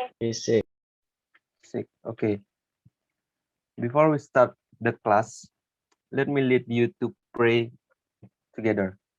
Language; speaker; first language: English; non-native, learner; Indonesian